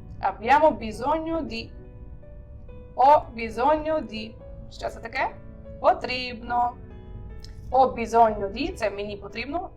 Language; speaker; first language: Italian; non-native, fluent; Ukrainian